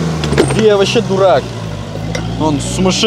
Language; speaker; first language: Russian; native; Russian